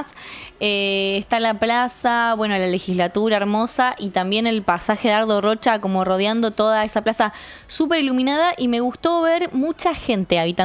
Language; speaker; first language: Spanish; native; Spanish